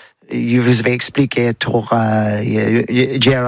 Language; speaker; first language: French; non-native, learner; English